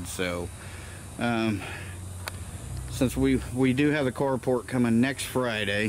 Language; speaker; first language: English; native; English